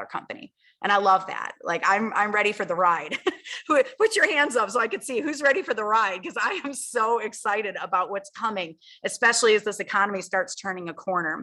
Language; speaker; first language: English; native; English